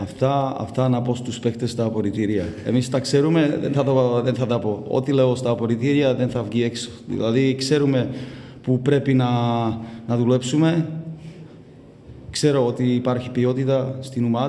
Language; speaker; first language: Greek; non-native, learner; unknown